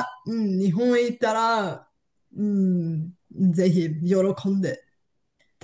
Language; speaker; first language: Japanese; non-native, learner; Bulgarian